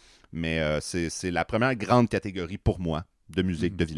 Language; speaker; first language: French; native; French